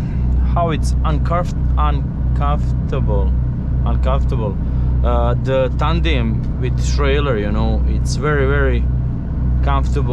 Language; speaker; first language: English; non-native, learner; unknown